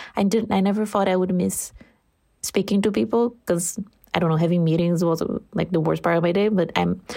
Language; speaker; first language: English; non-native, fluent; Portuguese